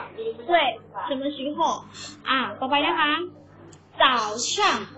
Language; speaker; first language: Chinese; non-native, fluent; Thai